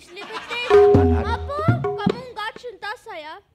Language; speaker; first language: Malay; non-native, learner; German